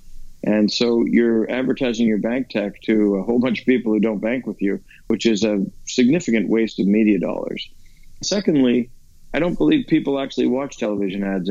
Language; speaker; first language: English; native; English